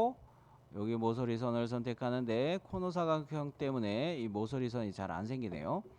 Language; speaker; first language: Korean; native; Korean